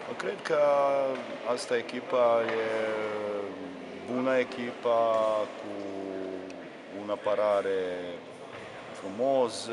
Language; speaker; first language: Romanian; non-native, learner; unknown